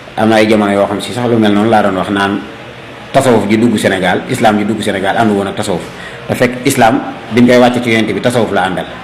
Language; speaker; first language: Wolof; native; Wolof